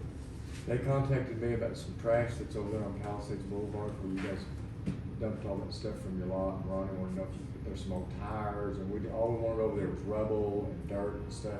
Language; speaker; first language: English; native; English